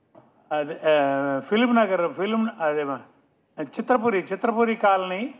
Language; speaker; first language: Tamil; non-native, local second language; Telugu